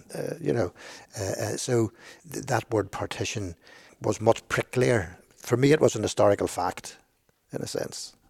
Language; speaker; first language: English; native; English